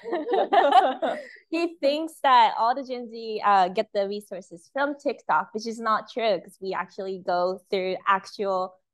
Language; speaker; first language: English; early bilingual, other home language; Japanese